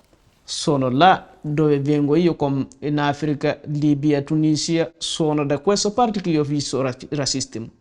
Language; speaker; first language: Italian; non-native, learner; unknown